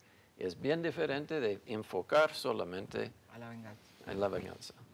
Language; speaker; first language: Spanish; non-native, fluent; English